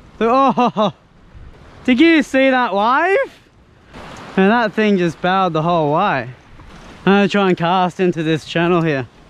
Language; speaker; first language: English; native; English